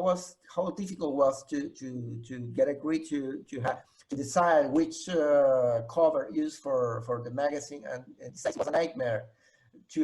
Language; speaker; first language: English; non-native, fluent; Spanish